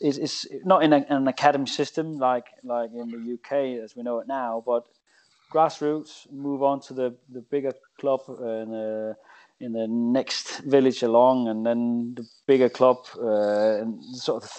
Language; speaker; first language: English; non-native, fluent; Danish